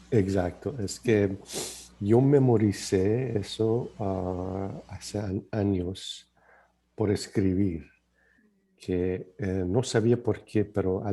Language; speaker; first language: Spanish; non-native, learner; English